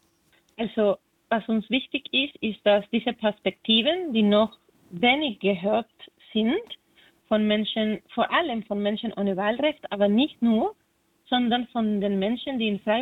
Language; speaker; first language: German; non-native, fluent; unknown